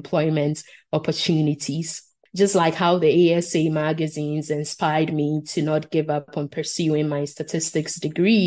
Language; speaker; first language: English; non-native, local second language; Akan